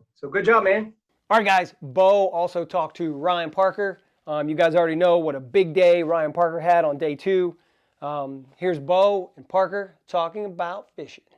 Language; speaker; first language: English; native; English